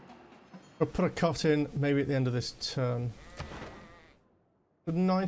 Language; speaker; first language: English; native; English